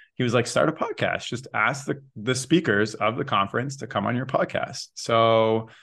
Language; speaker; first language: English; native; English